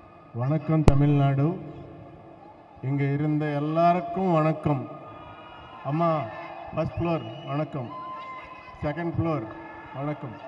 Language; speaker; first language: Tamil; non-native, learner; Telugu